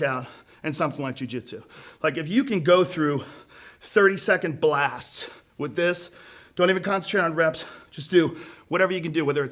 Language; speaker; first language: English; native; English